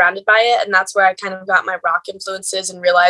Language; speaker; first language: English; native; English